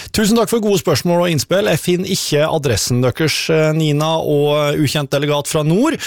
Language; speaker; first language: Norwegian; native; Norwegian